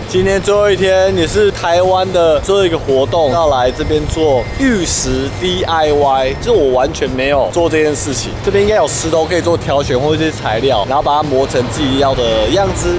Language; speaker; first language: Chinese; native; Chinese